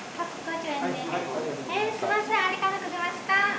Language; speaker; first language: Japanese; non-native, learner; Chinese